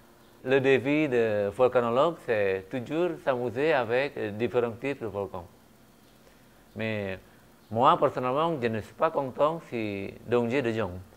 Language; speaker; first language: French; non-native, fluent; Indonesian